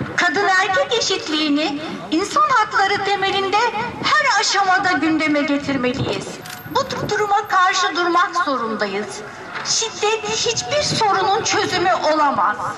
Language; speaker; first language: Turkish; native; Turkish